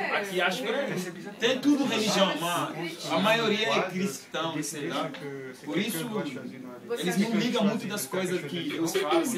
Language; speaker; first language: Portuguese; non-native, learner; French